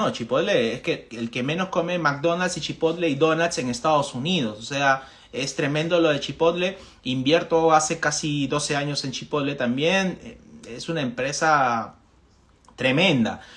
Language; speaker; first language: Spanish; native; Spanish